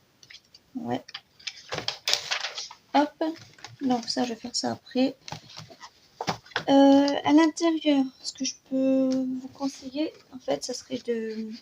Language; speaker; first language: French; native; French